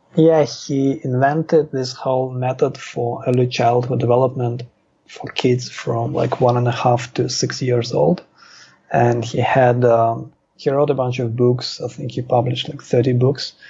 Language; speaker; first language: English; non-native, fluent; Russian